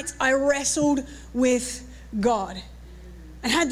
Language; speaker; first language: English; native; English